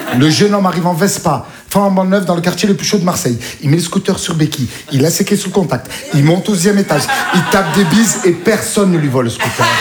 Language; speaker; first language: French; native; French